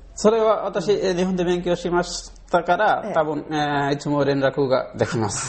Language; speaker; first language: Japanese; non-native, learner; Bangla